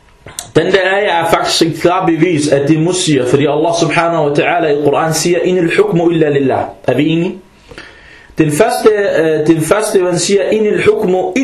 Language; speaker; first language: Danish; non-native, fluent; Arabic